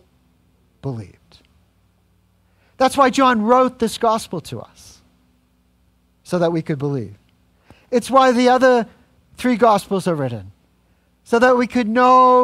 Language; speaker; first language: English; native; English